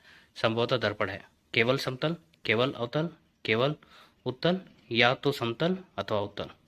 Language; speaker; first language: Hindi; native; Hindi